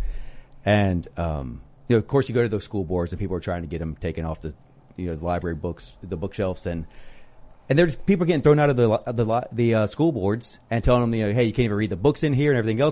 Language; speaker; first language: English; native; English